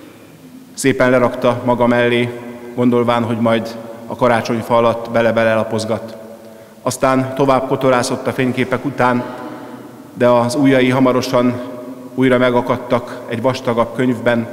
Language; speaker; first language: Hungarian; native; Hungarian